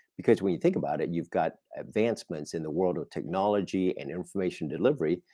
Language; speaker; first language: English; non-native, fluent; Vietnamese